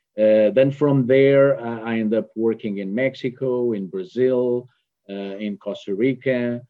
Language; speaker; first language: English; non-native, fluent; Portuguese